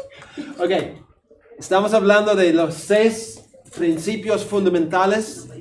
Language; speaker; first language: Spanish; non-native, fluent; English